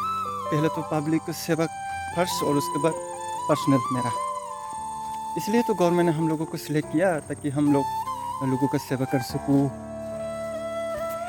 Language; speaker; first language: Hindi; non-native, local second language; Kok Borok